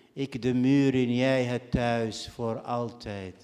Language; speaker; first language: Dutch; non-native, fluent; Arabic